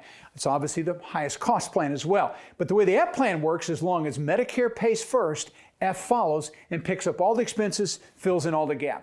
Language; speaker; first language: English; native; English